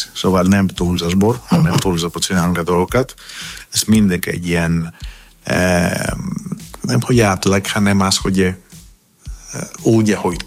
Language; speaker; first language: Hungarian; non-native, learner; Greek